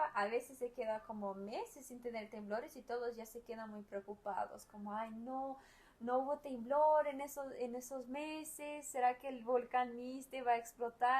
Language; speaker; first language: Spanish; non-native, fluent; Portuguese